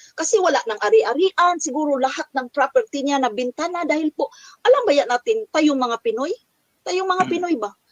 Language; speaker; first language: Filipino; non-native, local second language; Cebuano